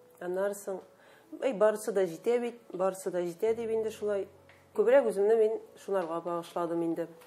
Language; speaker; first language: Tatar; native; Tatar